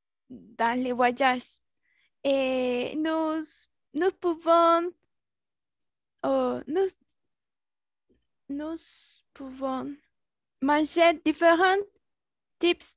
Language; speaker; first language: French; non-native, learner; Spanish